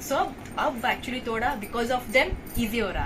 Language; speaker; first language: Hindi; non-native, local second language; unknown